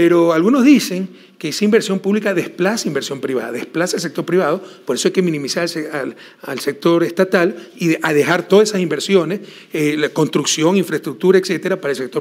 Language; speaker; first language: Spanish; native; Spanish